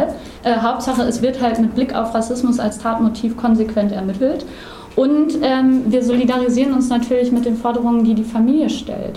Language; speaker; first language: German; native; German